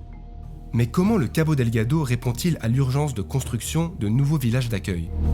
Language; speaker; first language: French; native; French